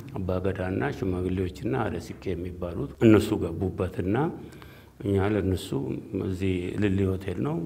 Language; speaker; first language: Amharic; non-native, local second language; Oromo